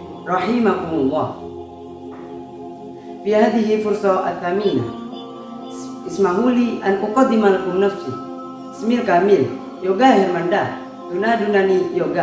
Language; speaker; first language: Arabic; non-native, learner; Indonesian